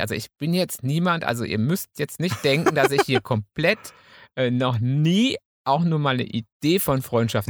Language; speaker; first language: German; native; German